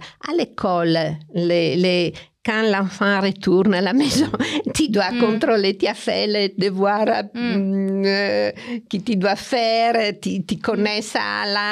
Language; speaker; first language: French; non-native, fluent; Italian